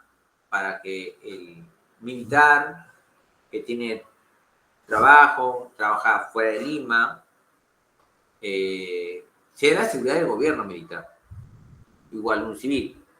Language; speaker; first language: Spanish; native; Spanish